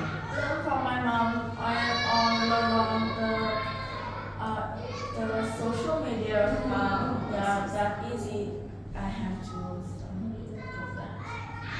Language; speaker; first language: English; non-native, learner; Vietnamese